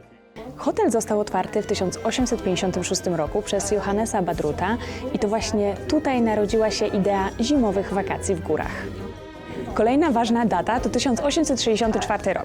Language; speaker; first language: Polish; native; Polish